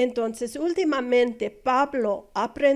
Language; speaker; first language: Spanish; non-native, fluent; English